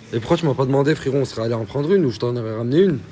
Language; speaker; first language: French; native; French